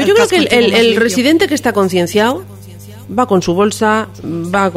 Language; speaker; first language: Spanish; native; Spanish